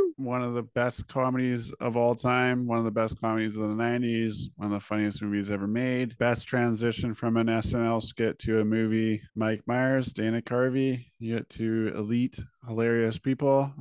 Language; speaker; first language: English; native; English